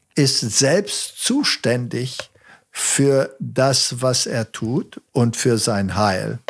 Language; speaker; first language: German; early bilingual, heritage; German